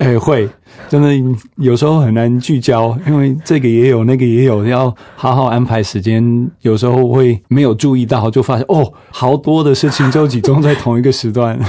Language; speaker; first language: Chinese; non-native, fluent; English